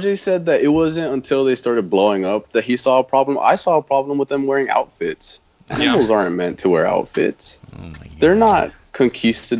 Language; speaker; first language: English; non-native, fluent; Spanish